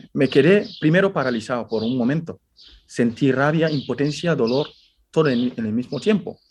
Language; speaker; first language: Spanish; non-native, fluent; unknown